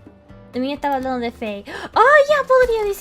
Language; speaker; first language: Spanish; early bilingual, heritage; Spanish